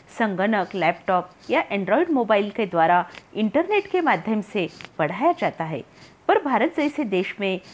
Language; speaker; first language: Hindi; non-native, local second language; Marathi